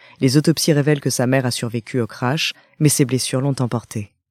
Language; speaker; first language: French; native; French